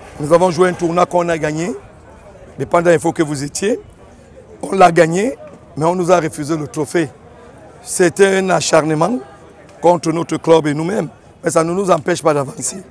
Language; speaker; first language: French; native; French